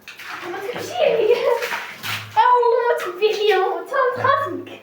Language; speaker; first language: Arabic; native; Arabic